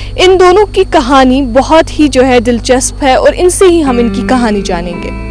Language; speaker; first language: Urdu; non-native, local second language; Kashmiri